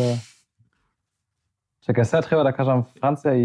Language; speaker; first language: Macedonian; early bilingual, heritage; German